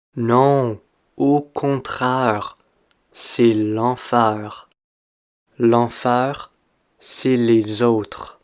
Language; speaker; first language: French; non-native, fluent; English